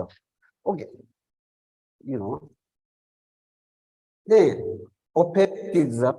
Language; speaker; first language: English; non-native, learner; Japanese